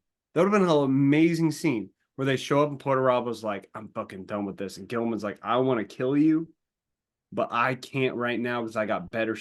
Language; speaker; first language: English; native; English